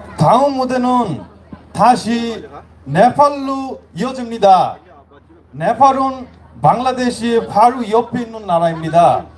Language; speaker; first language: Korean; non-native, fluent; Bangla